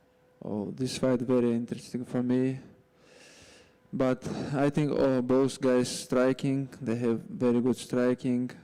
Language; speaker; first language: English; non-native, learner; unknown